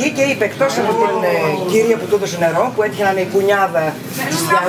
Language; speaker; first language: Greek; native; Greek